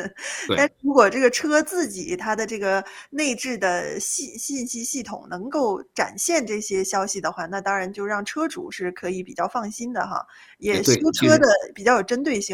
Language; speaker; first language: Chinese; native; Chinese